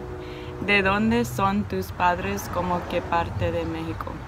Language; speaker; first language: Spanish; non-native, learner; English